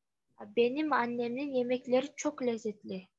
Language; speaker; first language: Turkish; non-native, learner; Kyrgyz